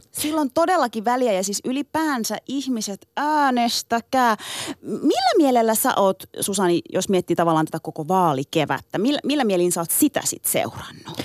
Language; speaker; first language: Finnish; early bilingual, other home language; Turkish